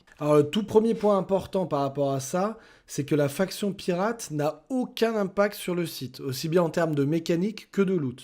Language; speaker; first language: French; native; French